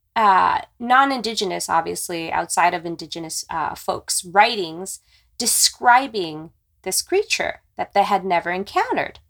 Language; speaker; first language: English; native; English